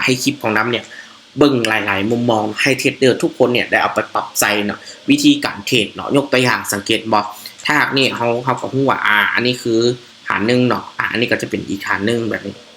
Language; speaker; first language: Thai; non-native, local second language; Northeastern Thai